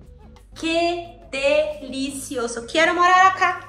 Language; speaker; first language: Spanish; non-native, learner; Portuguese